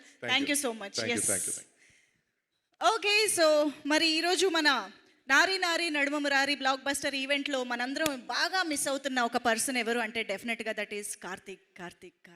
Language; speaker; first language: Telugu; native; Telugu